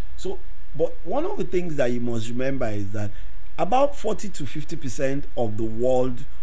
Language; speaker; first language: English; non-native, local second language; Yoruba